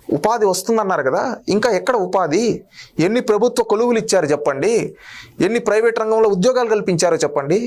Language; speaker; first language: Telugu; native; Telugu